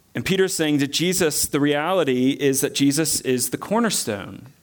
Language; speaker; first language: English; native; English